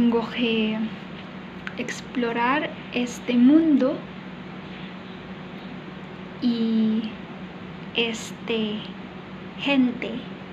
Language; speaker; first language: Spanish; non-native, learner; Filipino